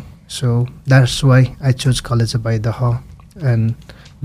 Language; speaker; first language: English; non-native, local second language; Nepali